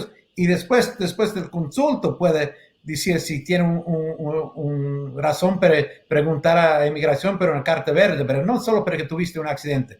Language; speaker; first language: Spanish; non-native, learner; English